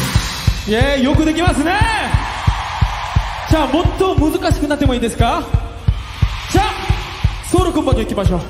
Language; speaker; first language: Japanese; non-native, fluent; Korean